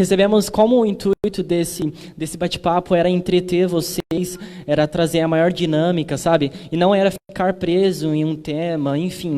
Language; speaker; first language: Portuguese; native; Portuguese